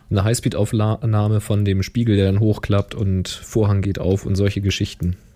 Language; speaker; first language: German; native; German